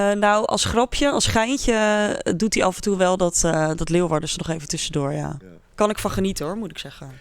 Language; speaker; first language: Dutch; native; Dutch